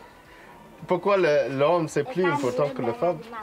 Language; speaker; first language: French; non-native, learner; English